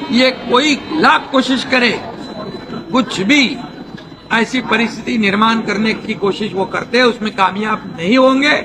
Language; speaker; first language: Hindi; non-native, local second language; Marathi